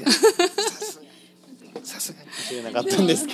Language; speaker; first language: Japanese; native; Japanese